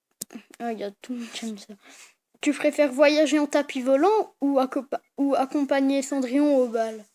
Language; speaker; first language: French; native; French